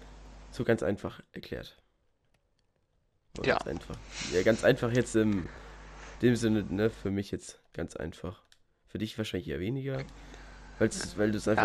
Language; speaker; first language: German; native; German